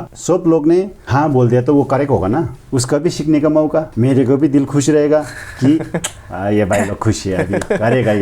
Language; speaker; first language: Hindi; non-native, fluent; Sherpa